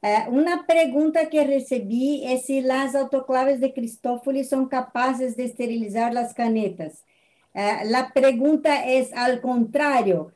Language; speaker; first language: Spanish; non-native, fluent; Portuguese